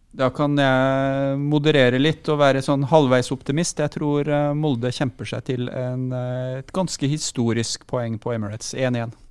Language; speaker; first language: Norwegian; native; Norwegian